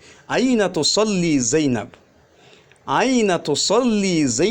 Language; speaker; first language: Arabic; non-native, fluent; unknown